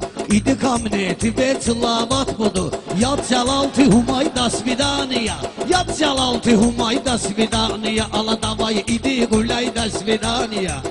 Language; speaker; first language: Russian; non-native, learner; Talysh